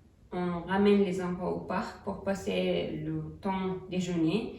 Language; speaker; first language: French; non-native, fluent; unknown